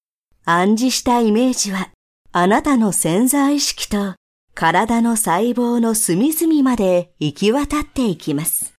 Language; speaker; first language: Japanese; native; Japanese